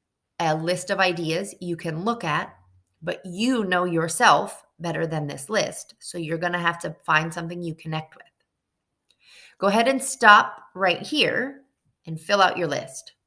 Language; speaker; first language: English; native; English